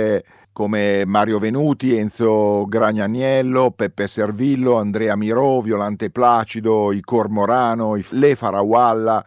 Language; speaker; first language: Italian; native; Italian